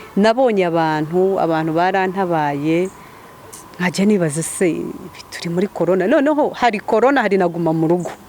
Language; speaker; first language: Kinyarwanda; early bilingual, heritage; Kinyarwanda